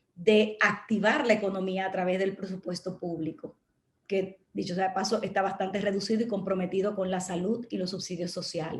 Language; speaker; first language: Spanish; native; Spanish